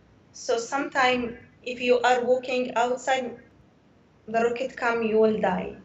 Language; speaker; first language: English; non-native, learner; Arabic